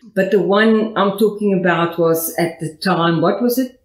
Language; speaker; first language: English; non-native, local second language; Afrikaans